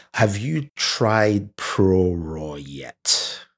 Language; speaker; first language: English; non-native, local second language; Yoruba